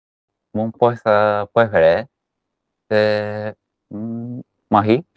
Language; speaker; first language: French; non-native, learner; Japanese